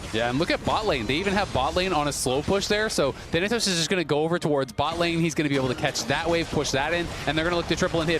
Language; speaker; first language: English; native; English